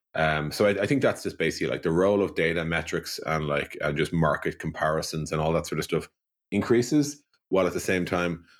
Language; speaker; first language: English; native; English